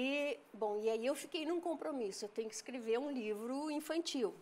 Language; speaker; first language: Portuguese; native; Portuguese